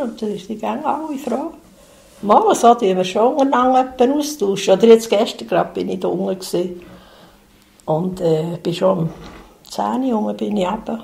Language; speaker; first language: German; native; German